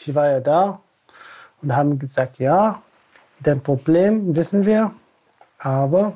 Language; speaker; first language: German; non-native, fluent; Tamasheq